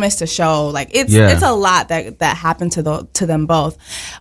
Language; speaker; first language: English; early bilingual, other home language; Haitian Creole